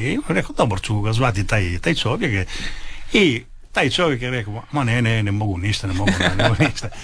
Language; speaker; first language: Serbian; early bilingual, heritage; Italian